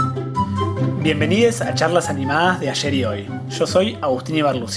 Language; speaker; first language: Spanish; native; Spanish